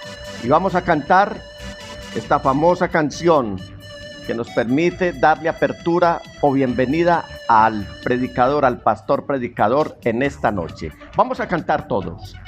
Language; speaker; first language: Spanish; native; Spanish